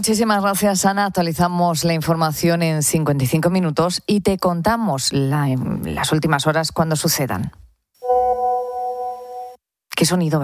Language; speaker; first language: Spanish; native; Spanish